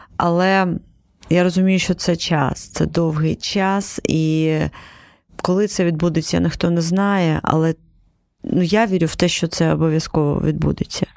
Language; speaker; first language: Ukrainian; non-native, local second language; Crimean Tatar